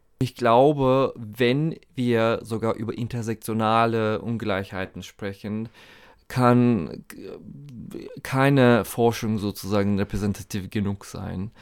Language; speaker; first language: German; non-native, fluent; Turkish